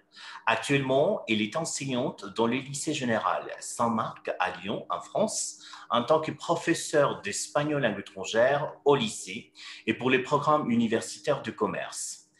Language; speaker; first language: French; non-native, fluent; Spanish